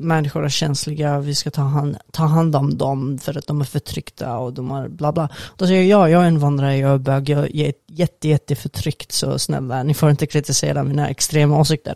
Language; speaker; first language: Swedish; non-native, fluent; Arabic